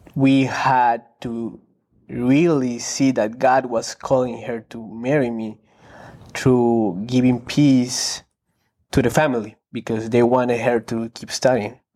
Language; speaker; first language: English; non-native, fluent; Spanish